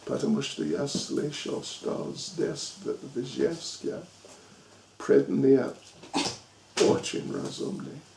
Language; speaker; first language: Russian; non-native, learner; English